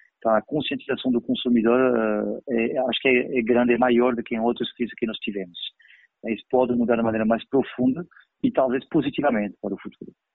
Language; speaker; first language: Portuguese; non-native, fluent; French